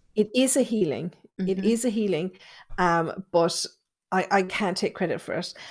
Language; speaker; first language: English; native; English